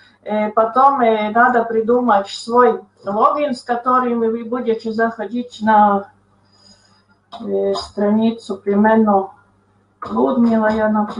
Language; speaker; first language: Russian; non-native, local second language; Latvian